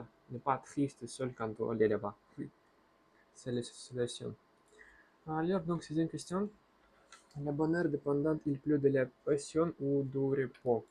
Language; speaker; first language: French; non-native, learner; Russian